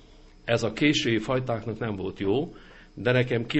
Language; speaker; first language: Hungarian; native; Hungarian